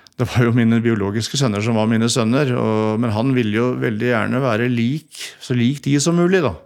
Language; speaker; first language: Norwegian; native; Norwegian